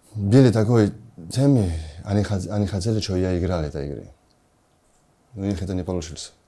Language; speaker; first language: Russian; non-native, learner; Georgian